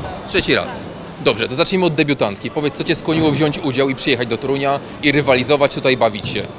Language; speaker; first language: Polish; native; Polish